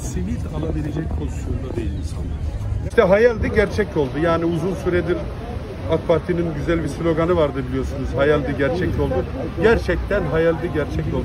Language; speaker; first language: Turkish; native; Turkish